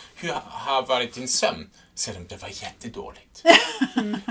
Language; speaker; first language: Swedish; non-native, fluent; German